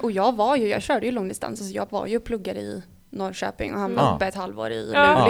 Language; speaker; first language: Swedish; native; Swedish